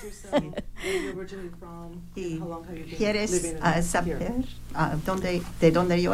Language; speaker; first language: Spanish; non-native, learner; English